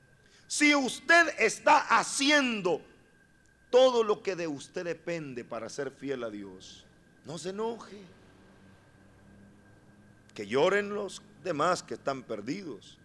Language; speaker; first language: Spanish; native; Spanish